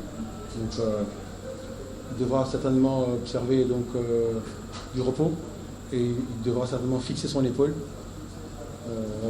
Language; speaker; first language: French; native; French